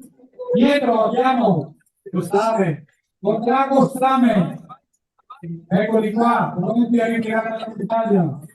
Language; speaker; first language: Italian; native; Italian